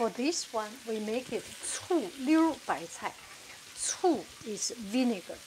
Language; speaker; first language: English; non-native, fluent; Chinese